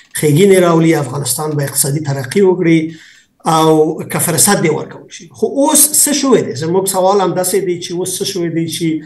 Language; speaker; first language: Pashto; non-native, local second language; Persian